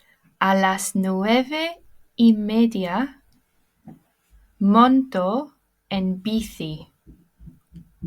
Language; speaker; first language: Spanish; non-native, fluent; English